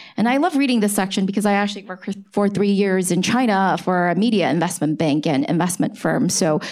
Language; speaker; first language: English; native; English